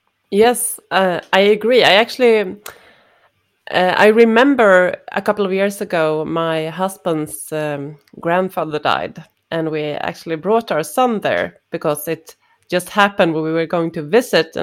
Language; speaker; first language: English; non-native, fluent; Swedish